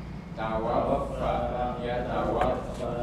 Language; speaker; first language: Arabic; non-native, learner; Indonesian